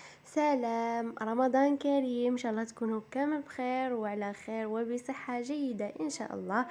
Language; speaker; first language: Arabic; native; Arabic